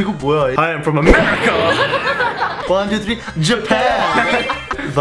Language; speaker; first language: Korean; non-native, fluent; English